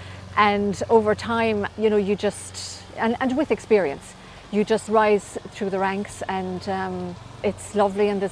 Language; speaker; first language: English; native; English